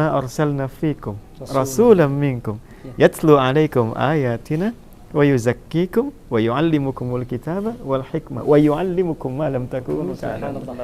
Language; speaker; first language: Arabic; non-native, fluent; Indonesian